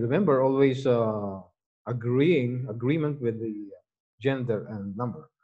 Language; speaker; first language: English; non-native, local second language; Filipino